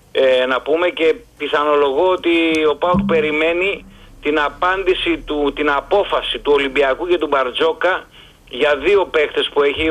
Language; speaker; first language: Greek; native; Greek